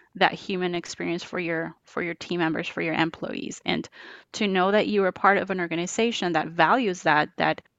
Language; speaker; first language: English; non-native, fluent; Spanish